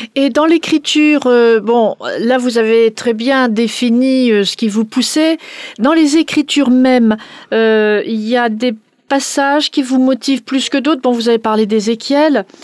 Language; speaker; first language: French; native; French